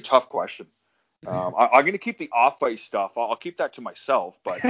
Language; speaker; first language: English; native; English